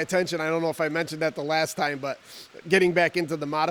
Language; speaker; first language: English; native; English